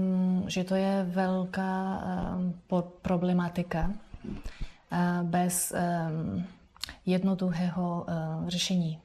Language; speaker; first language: Czech; non-native, fluent; Spanish